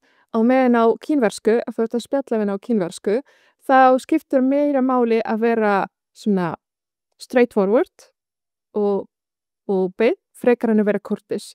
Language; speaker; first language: Icelandic; non-native, fluent; Arabic